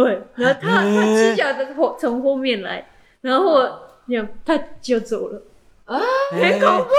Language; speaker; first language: Chinese; non-native, learner; Japanese